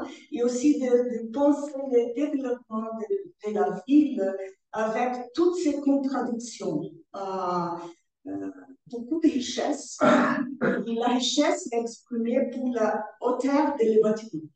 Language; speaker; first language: French; non-native, learner; Portuguese